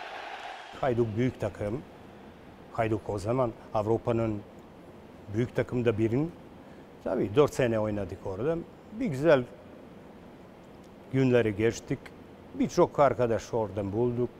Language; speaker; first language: Turkish; non-native, learner; Serbian